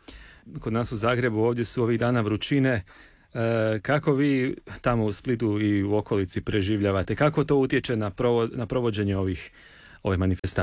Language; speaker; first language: Serbian; native; Serbian